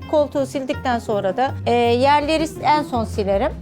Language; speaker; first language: Turkish; native; Turkish